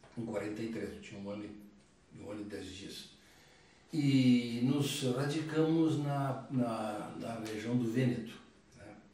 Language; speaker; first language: Portuguese; early bilingual, other home language; Italian